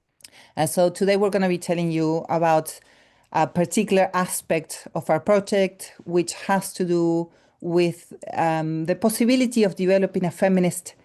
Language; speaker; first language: English; non-native, fluent; Spanish